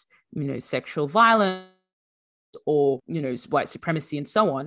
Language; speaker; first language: English; native; English